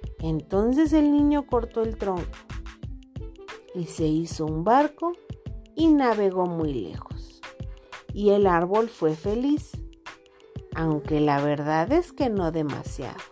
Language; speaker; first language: Spanish; non-native, fluent; Portuguese